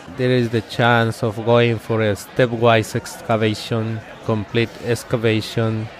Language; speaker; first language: English; non-native, fluent; Spanish